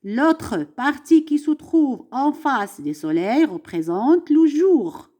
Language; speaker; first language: French; non-native, local second language; Arabic